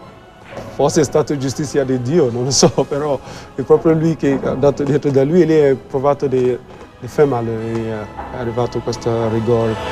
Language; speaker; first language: Italian; non-native, fluent; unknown